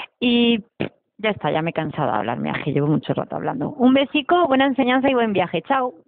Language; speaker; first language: Spanish; native; Spanish